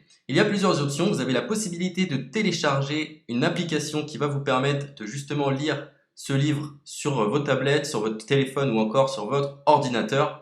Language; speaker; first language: French; native; French